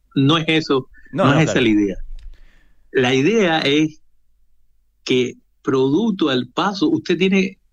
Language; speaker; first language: Spanish; native; Spanish